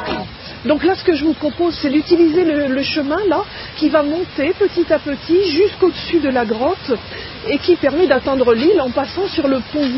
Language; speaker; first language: French; native; French